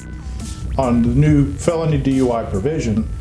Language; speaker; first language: English; native; English